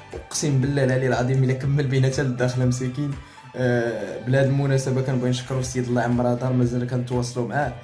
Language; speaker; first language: Arabic; native; Arabic